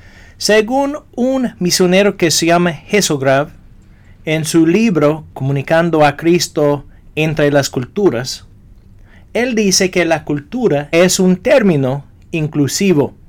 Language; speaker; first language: Spanish; non-native, fluent; English